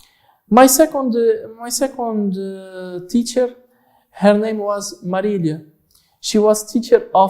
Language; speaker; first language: English; non-native, learner; Portuguese